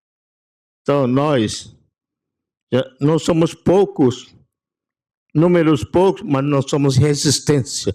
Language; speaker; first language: Portuguese; non-native, local second language; Yanomámi